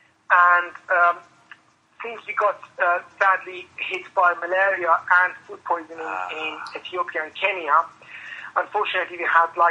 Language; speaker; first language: English; non-native, fluent; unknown